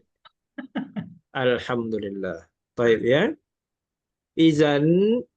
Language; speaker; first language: Arabic; non-native, fluent; Malay